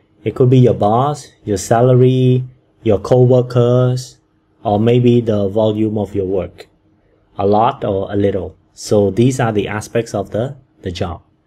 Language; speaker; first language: English; non-native, fluent; Khmer